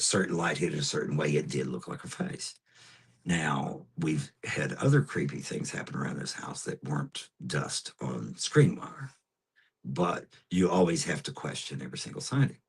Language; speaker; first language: English; native; English